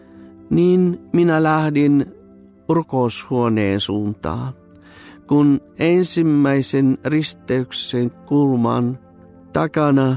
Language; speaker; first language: Finnish; non-native, fluent; Bulgarian